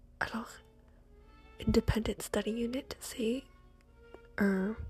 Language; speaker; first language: French; non-native, learner; English